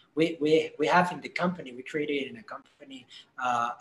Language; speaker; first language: English; non-native, fluent; Spanish